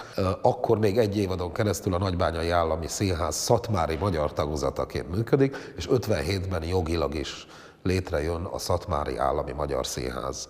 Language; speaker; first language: Hungarian; native; Hungarian